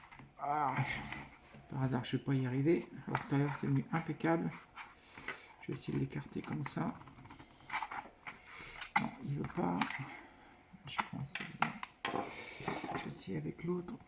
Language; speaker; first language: French; native; French